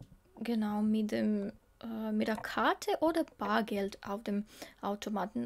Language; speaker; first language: German; non-native, fluent; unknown